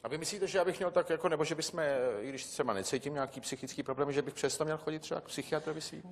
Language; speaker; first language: Czech; native; Czech